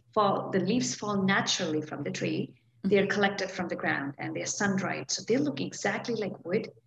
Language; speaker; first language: English; non-native, local second language; Hindi